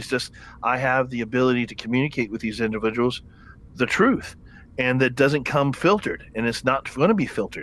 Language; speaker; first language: English; native; English